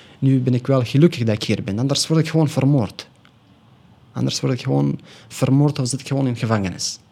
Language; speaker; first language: Dutch; non-native, learner; Pashto